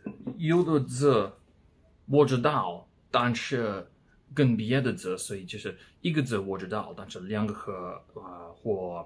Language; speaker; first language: Chinese; non-native, learner; English